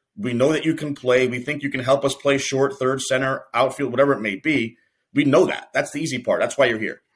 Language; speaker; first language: English; native; English